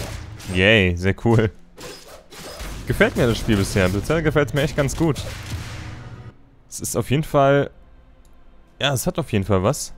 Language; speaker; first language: German; native; German